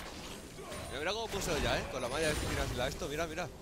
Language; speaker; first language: Spanish; native; Spanish